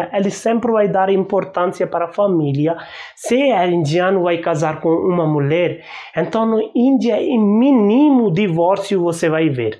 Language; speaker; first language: Portuguese; non-native, learner; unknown